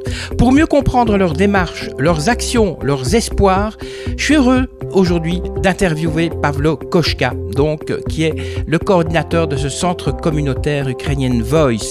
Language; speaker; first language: French; native; French